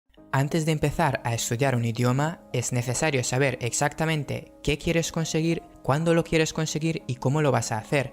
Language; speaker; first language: Spanish; non-native, fluent; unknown